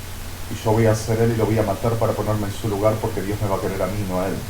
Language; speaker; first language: Spanish; native; Spanish